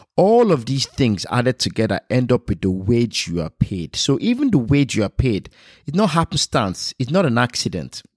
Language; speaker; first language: English; non-native, local second language; Yoruba